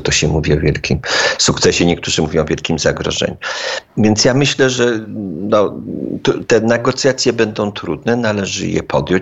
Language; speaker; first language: Polish; native; Polish